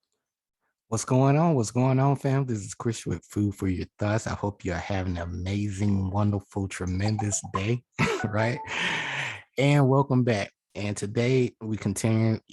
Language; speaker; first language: English; native; English